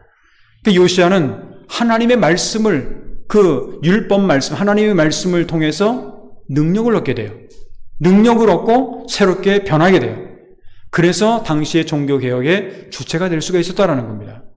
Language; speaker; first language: Korean; native; Korean